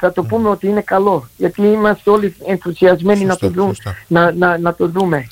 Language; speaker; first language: Greek; early bilingual, heritage; Greek